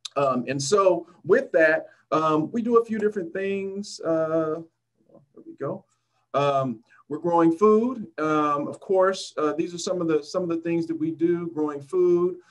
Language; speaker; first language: English; native; English